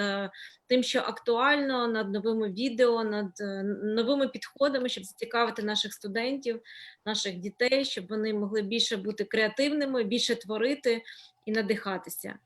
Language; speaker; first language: Ukrainian; native; Ukrainian